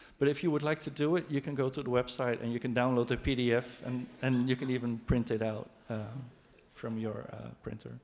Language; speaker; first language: English; non-native, fluent; Dutch